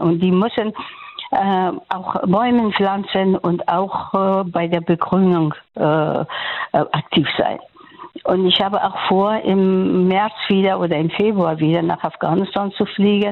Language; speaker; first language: German; non-native, learner; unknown